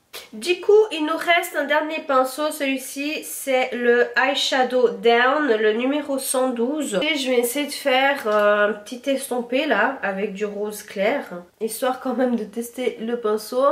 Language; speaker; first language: French; native; French